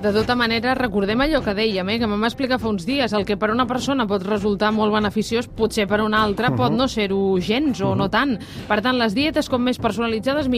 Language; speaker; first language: Catalan; native; Catalan